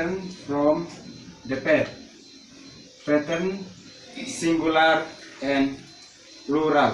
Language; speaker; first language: English; non-native, learner; Indonesian